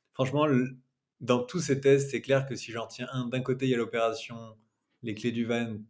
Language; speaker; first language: French; native; French